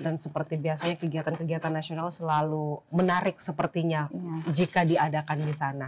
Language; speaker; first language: Indonesian; native; Indonesian